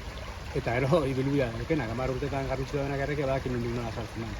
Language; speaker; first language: Basque; native; Basque